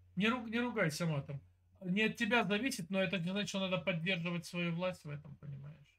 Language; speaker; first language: Russian; native; Russian